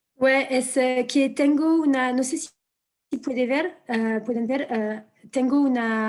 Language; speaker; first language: Spanish; non-native, fluent; French